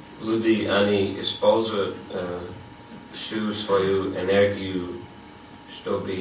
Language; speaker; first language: Russian; non-native, fluent; English